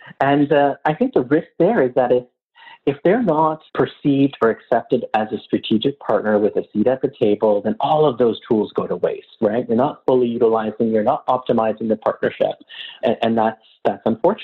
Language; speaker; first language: English; native; English